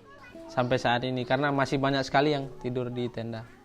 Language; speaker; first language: Indonesian; non-native, local second language; Sasak